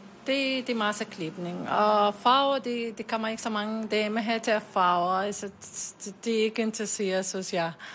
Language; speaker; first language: Danish; non-native, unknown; Arabic